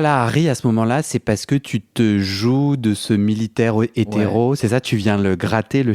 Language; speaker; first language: French; native; French